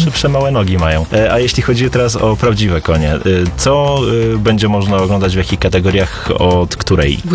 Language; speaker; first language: Polish; native; Polish